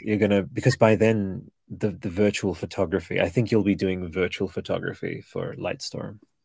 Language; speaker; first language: English; early bilingual, other home language; Italian